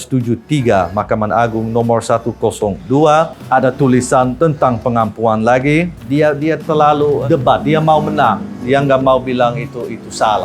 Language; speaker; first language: Indonesian; non-native, learner; Dutch